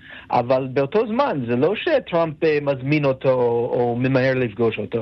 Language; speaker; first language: Hebrew; non-native, fluent; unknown